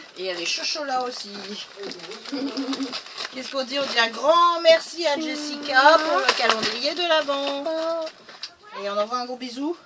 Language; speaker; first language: French; native; French